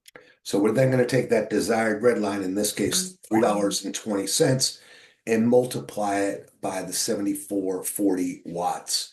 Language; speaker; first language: English; native; English